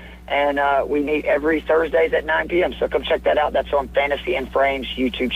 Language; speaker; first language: English; native; English